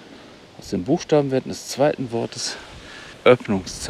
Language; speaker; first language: German; native; German